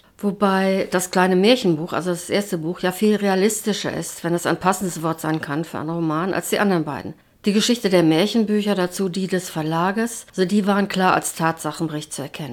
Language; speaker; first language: German; native; German